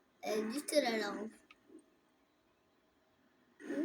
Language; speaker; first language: French; native; French